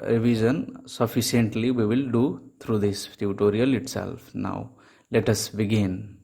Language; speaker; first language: English; non-native, local second language; Nepali